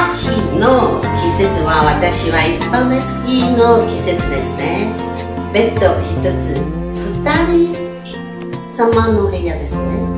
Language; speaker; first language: Japanese; non-native, learner; Chinese